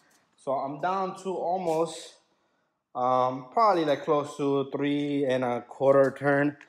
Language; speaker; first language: English; native; English